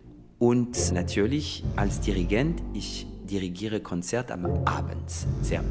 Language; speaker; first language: German; non-native, fluent; French